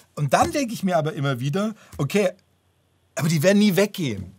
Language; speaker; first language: German; native; German